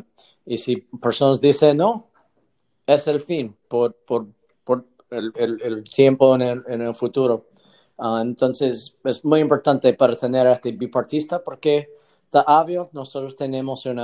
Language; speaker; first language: Spanish; non-native, learner; English